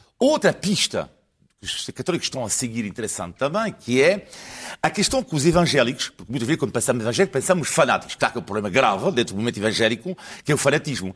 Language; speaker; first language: Portuguese; non-native, fluent; French